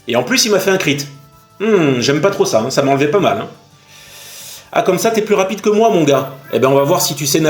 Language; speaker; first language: French; native; French